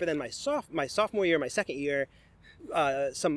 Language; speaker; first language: English; native; English